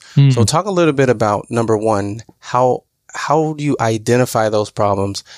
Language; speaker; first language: English; native; English